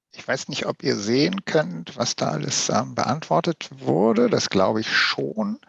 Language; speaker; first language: German; native; German